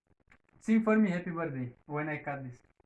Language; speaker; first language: English; non-native, learner; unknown